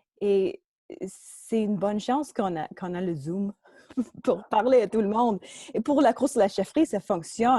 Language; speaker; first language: French; non-native, local second language; English